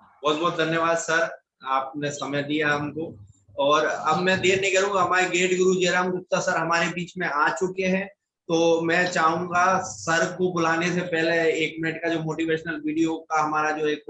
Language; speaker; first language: Hindi; native; Hindi